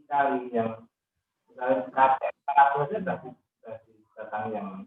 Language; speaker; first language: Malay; non-native, local second language; Javanese